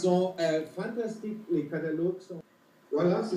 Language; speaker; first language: French; non-native, fluent; German